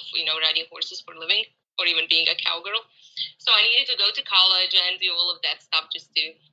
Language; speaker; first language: English; non-native, fluent; Croatian